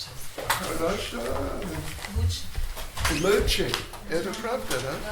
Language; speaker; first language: Russian; non-native, learner; English